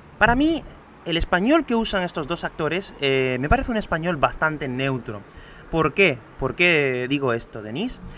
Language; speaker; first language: Spanish; native; Spanish